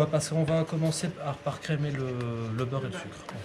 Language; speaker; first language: French; native; French